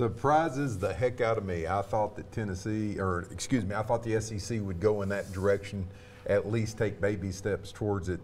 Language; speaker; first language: English; native; English